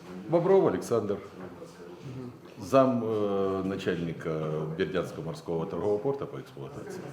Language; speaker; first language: Russian; native; Russian